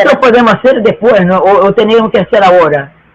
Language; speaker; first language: Spanish; non-native, learner; Portuguese